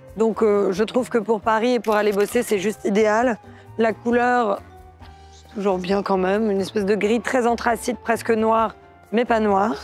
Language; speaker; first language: French; native; French